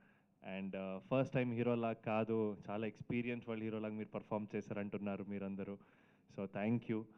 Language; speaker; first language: Telugu; non-native, fluent; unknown